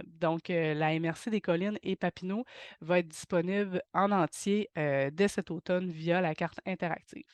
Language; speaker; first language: French; native; French